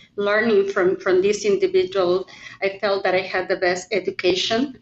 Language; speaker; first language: English; non-native, fluent; Spanish